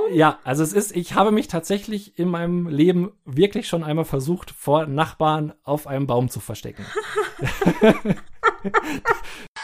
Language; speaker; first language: German; native; German